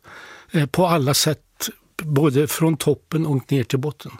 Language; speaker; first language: Swedish; native; Swedish